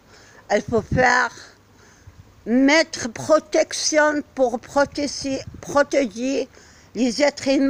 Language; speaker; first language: French; non-native, learner; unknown